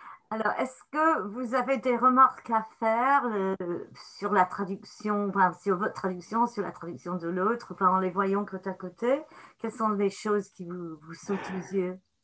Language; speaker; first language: French; non-native, fluent; English